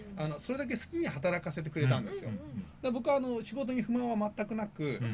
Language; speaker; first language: Japanese; native; Japanese